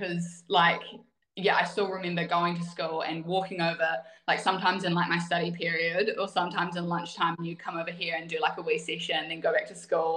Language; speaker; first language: English; native; English